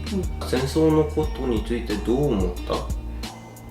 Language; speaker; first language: Japanese; early bilingual, heritage; English